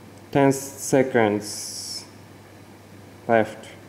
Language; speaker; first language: English; non-native, fluent; Japanese